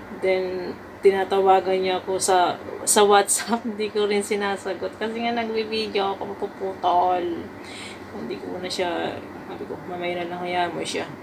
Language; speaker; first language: Filipino; native; Filipino